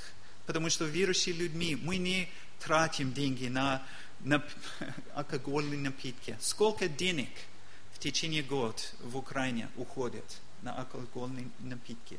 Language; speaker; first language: Russian; non-native, learner; English